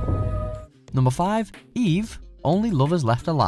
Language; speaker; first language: English; native; English